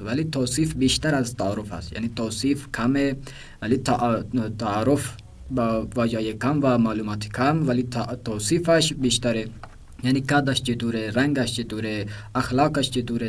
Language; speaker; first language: Persian; non-native, fluent; Urdu